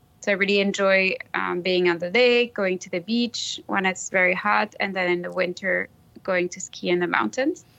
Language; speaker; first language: English; non-native, fluent; French